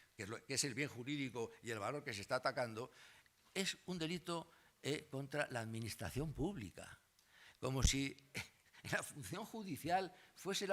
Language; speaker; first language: Spanish; native; Spanish